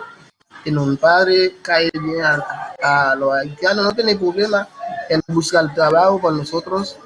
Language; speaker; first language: Spanish; non-native, learner; Haitian Creole